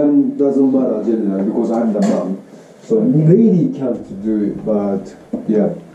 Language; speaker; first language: English; non-native, learner; Japanese